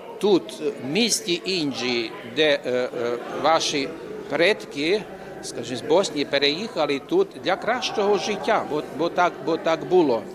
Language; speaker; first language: Ukrainian; early bilingual, heritage; Ukrainian